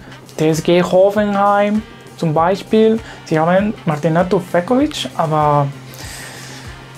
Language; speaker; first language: German; non-native, learner; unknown